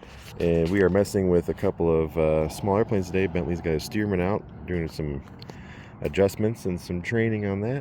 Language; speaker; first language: English; native; English